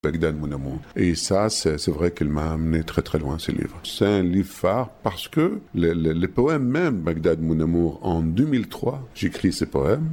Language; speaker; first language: French; non-native, fluent; Arabic